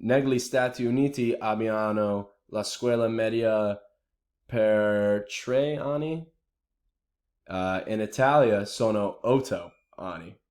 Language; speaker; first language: Italian; non-native, learner; English